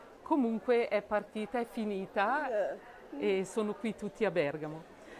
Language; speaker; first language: Italian; native; Italian